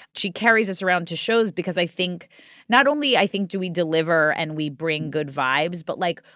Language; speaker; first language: English; native; English